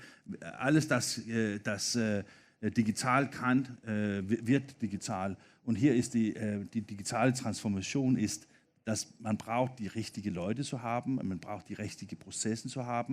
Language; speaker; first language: German; non-native, fluent; Danish